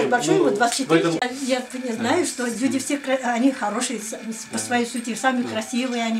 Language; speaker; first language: Russian; non-native, local second language; Bashkir